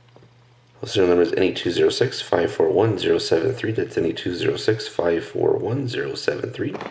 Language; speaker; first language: English; native; English